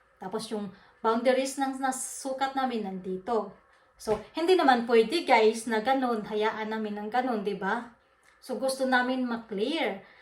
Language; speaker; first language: Filipino; non-native, local second language; Waray